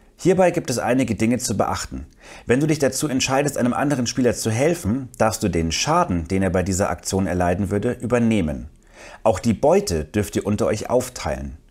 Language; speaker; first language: German; native; German